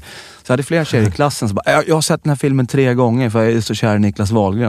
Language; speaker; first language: Swedish; native; Swedish